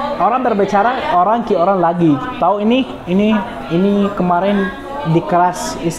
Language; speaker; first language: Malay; non-native, learner; Arabic